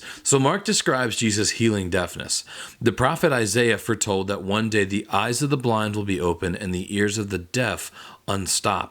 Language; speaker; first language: English; native; English